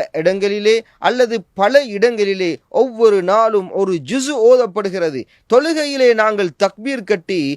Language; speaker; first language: Tamil; native; Tamil